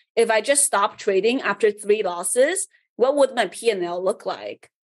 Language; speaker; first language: English; early bilingual, other home language; Chinese